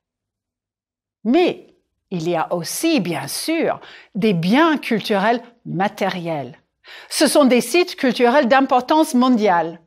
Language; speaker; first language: French; non-native, fluent; English